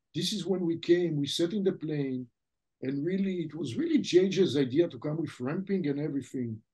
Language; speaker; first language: English; non-native, fluent; French